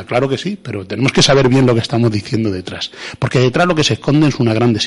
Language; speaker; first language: Spanish; native; Spanish